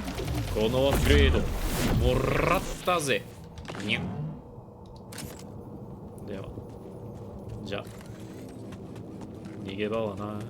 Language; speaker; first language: Japanese; non-native, learner; English